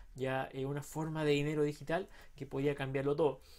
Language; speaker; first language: Spanish; native; Spanish